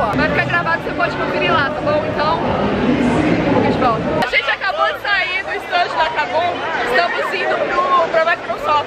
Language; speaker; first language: Portuguese; native; Portuguese